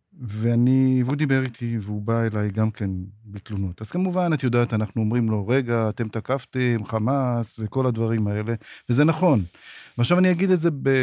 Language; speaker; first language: Hebrew; native; Hebrew